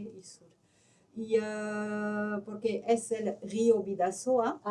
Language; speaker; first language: Spanish; non-native, local second language; French